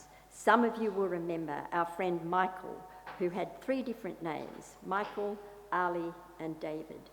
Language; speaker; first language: English; native; English